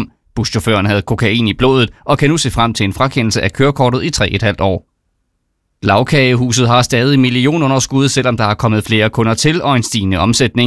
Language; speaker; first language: Danish; native; Danish